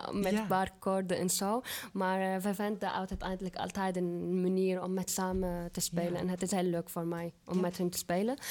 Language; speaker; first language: Dutch; non-native, fluent; Arabic